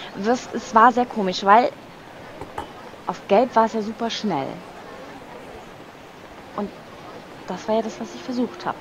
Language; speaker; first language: German; native; German